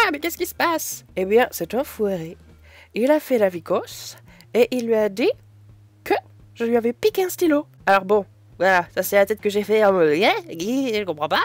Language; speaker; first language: French; native; French